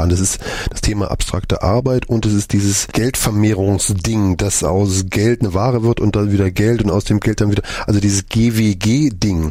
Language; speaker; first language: German; native; German